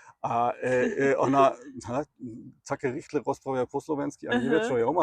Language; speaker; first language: Slovak; non-native, learner; German